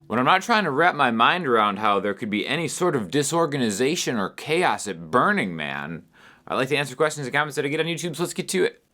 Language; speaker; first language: English; native; English